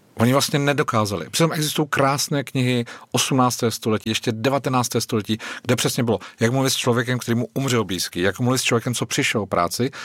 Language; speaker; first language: Czech; native; Czech